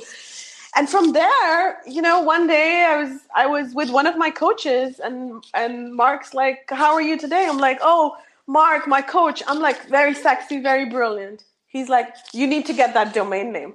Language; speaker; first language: English; non-native, local second language; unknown